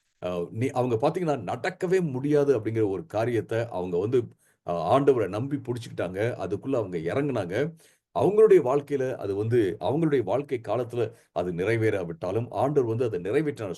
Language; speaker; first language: Tamil; native; Tamil